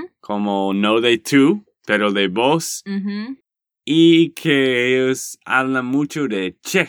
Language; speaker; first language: Spanish; non-native, learner; English